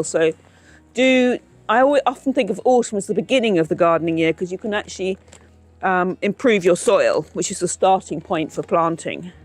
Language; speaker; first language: English; native; English